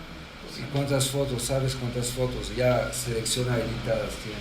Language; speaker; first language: Spanish; non-native, fluent; French